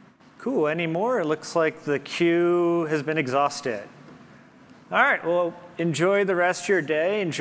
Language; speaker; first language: English; native; English